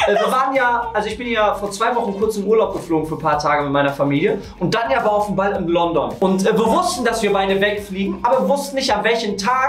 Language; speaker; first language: German; native; German